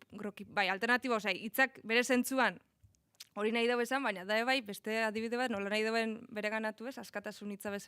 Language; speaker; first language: Basque; native; Basque